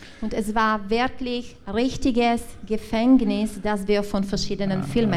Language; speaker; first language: German; non-native, learner; Czech